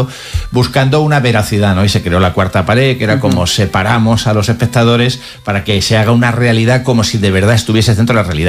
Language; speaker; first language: Spanish; native; Spanish